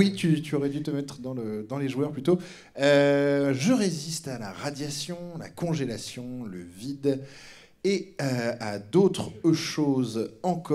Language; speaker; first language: French; native; French